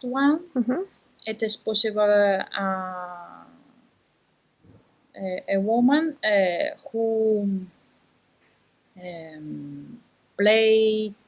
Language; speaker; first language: English; non-native, learner; Spanish